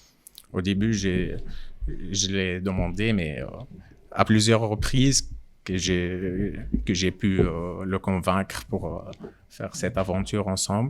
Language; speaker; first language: French; non-native, local second language; Arabic